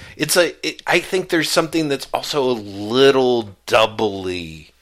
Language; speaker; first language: English; native; English